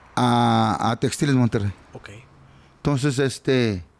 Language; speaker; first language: Spanish; native; Spanish